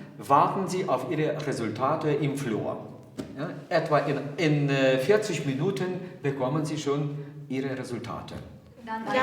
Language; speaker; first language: German; non-native, fluent; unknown